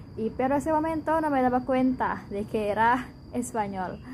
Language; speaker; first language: Spanish; non-native, fluent; Indonesian